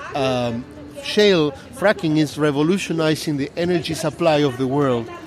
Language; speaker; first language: English; non-native, fluent; Spanish